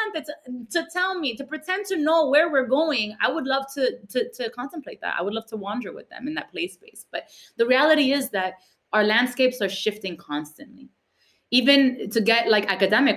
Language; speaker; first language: English; early bilingual, other home language; Spanish